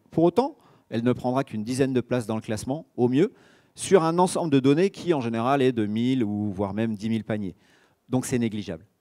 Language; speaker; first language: French; native; French